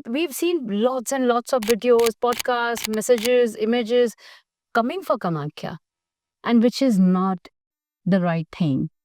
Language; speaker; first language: English; non-native, local second language; Gujarati